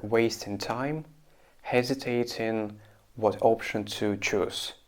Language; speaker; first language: English; non-native, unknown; Russian